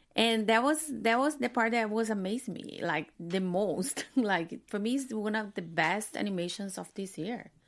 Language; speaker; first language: English; non-native, fluent; Portuguese